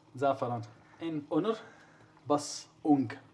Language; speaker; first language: Mongolian; non-native, learner; Arabic